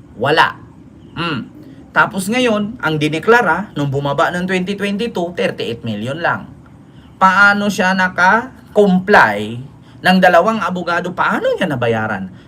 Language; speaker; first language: Filipino; native; Filipino